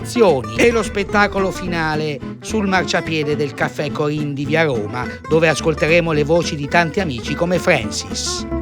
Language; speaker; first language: Italian; native; Italian